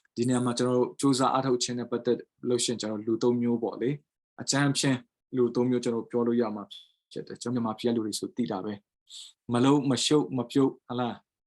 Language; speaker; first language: Burmese; non-native, local second language; Tedim Chin